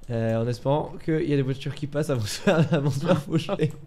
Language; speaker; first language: French; native; French